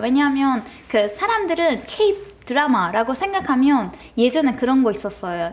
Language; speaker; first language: Korean; non-native, fluent; Turkish